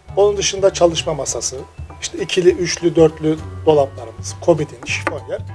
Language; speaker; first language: Turkish; native; Turkish